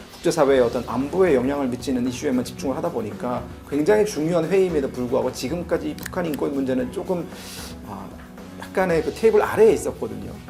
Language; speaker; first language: Korean; native; Korean